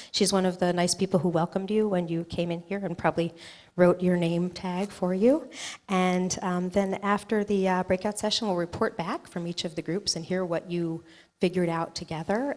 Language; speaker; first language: English; native; English